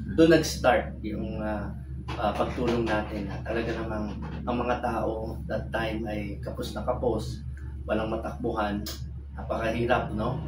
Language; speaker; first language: Filipino; non-native, local second language; Iloko